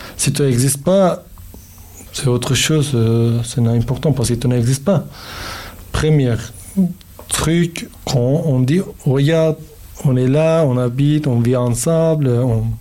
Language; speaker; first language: French; non-native, learner; Kurdish